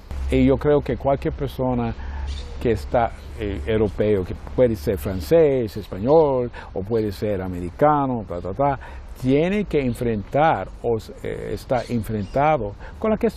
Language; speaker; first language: Spanish; non-native, fluent; Portuguese